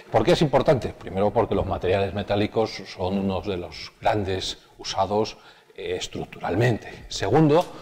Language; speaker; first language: Spanish; native; Spanish